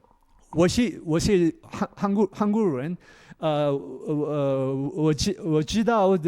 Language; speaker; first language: Chinese; non-native, learner; Korean